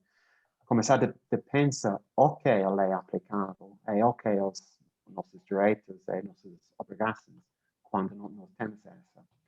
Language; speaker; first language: Portuguese; non-native, learner; English